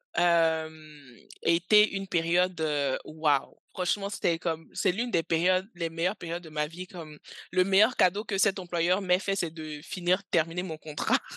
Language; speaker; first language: French; early bilingual, other home language; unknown